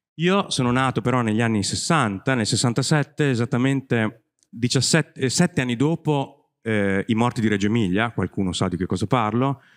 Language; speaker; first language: Italian; native; Italian